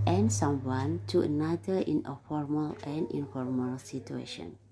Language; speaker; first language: English; non-native, learner; Indonesian